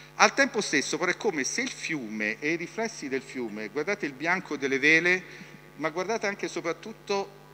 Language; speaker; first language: Italian; native; Italian